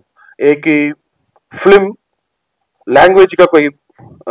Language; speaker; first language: Hindi; non-native, local second language; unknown